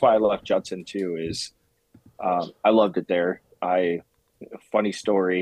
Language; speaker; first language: English; native; English